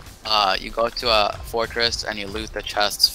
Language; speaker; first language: English; native; English